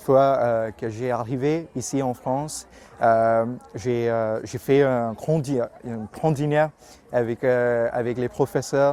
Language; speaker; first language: French; non-native, learner; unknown